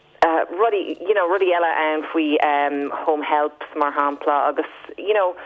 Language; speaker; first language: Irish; non-native, local second language; English